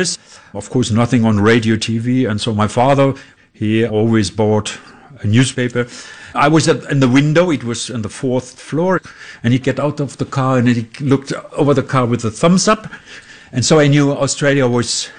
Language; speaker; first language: English; non-native, learner; German